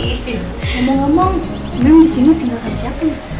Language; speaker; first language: Indonesian; native; Indonesian